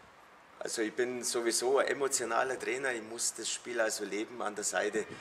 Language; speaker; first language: German; native; German